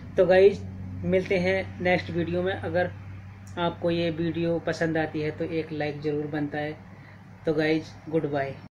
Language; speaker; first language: Hindi; native; Hindi